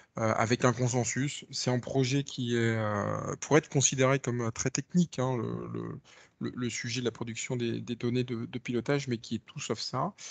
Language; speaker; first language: French; native; French